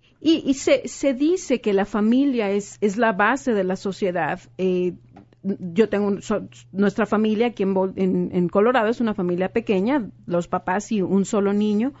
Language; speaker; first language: Spanish; native; Spanish